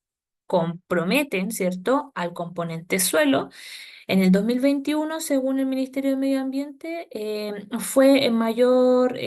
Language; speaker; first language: Spanish; native; Spanish